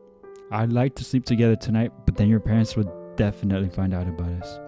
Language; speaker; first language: English; native; English